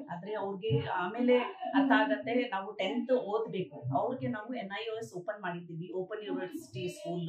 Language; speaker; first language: Kannada; non-native, local second language; Urdu